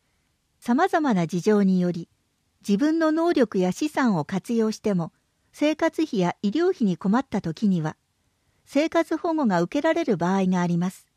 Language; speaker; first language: Japanese; native; Japanese